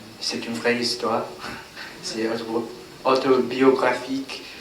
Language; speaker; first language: French; non-native, learner; English